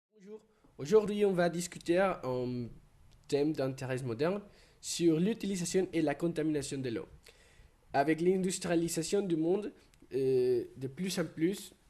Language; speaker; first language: French; non-native, learner; Spanish